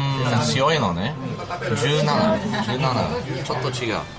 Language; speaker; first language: Japanese; non-native, learner; English